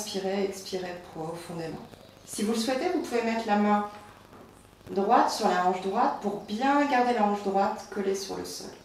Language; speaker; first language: French; native; French